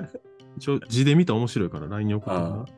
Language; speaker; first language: Japanese; native; Japanese